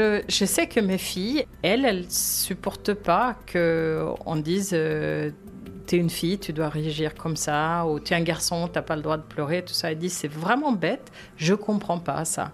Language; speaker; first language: French; non-native, fluent; Swedish